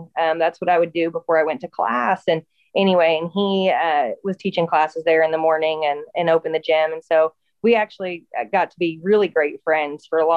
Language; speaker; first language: English; native; English